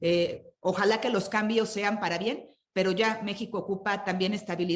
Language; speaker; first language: Spanish; native; Spanish